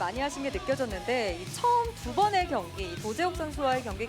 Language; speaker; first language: Korean; native; Korean